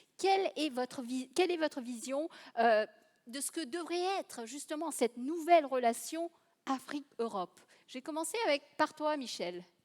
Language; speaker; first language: French; non-native, local second language; Morisyen